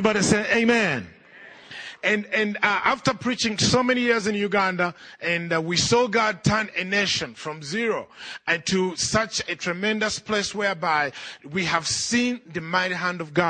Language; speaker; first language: English; non-native, local second language; Ganda